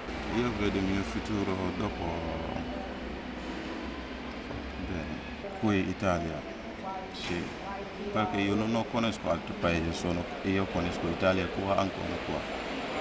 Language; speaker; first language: Italian; non-native, learner; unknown